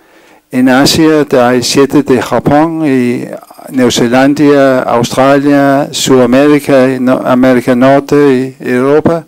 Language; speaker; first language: Spanish; non-native, fluent; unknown